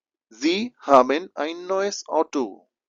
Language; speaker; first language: German; non-native, fluent; Hindi